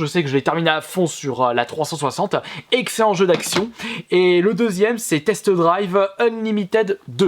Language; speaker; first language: French; native; French